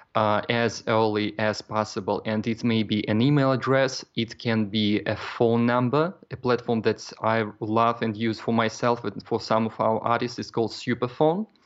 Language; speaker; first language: English; non-native, fluent; Russian